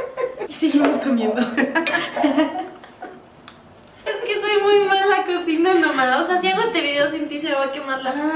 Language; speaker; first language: Spanish; native; Spanish